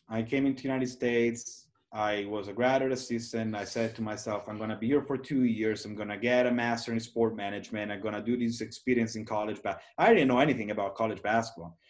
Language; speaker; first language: English; non-native, fluent; Italian